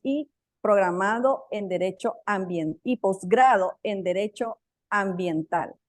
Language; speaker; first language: Spanish; native; Spanish